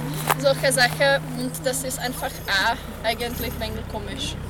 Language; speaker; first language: German; non-native, fluent; Czech